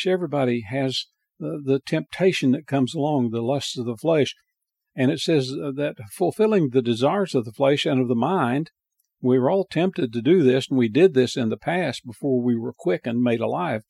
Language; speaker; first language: English; native; English